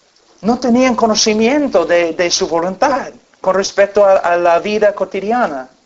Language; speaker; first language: Spanish; non-native, fluent; English